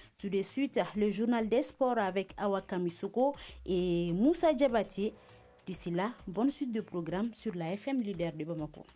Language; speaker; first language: French; non-native, local second language; Bambara